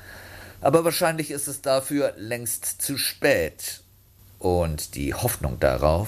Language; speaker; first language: German; native; German